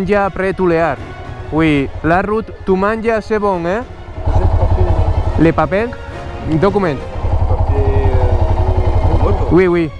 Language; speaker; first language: French; non-native, learner; Spanish